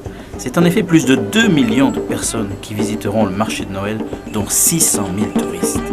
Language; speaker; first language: French; native; French